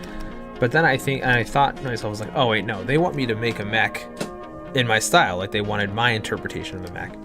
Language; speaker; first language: English; native; English